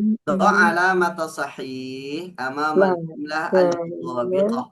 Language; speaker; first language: Arabic; non-native, fluent; Indonesian